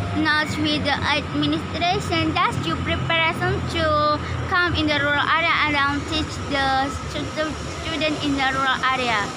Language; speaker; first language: English; non-native, learner; Indonesian